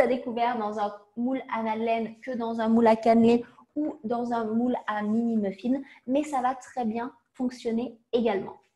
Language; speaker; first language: French; native; French